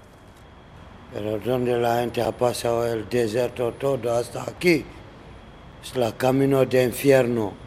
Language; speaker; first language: Spanish; non-native, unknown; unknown